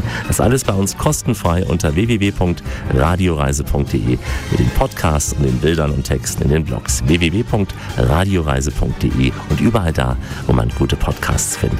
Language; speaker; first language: German; native; German